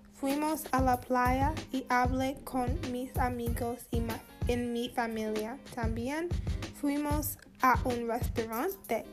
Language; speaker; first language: Spanish; non-native, learner; English